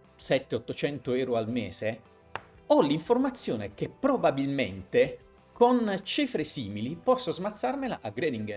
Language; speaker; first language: Italian; native; Italian